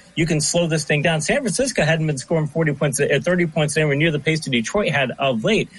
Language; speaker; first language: English; native; English